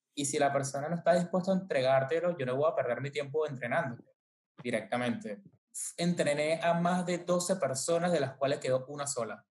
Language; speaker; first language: Spanish; native; Spanish